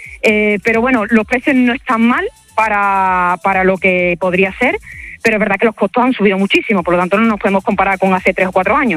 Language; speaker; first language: Spanish; native; Spanish